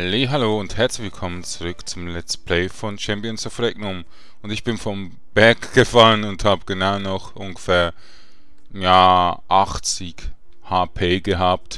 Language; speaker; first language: German; native; German